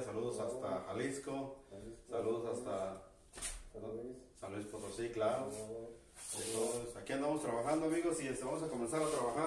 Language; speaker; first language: Spanish; native; Spanish